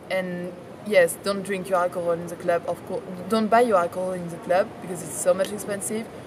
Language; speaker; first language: English; non-native, fluent; French